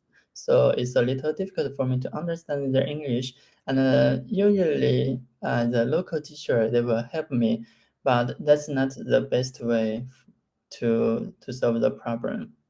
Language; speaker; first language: English; non-native, learner; Chinese